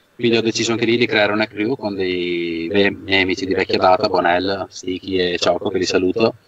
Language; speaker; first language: Italian; native; Italian